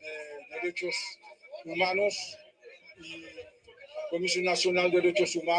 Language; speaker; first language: Spanish; non-native, fluent; Haitian Creole